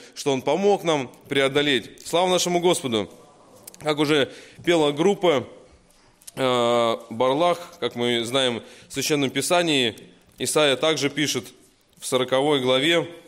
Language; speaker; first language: Russian; native; Russian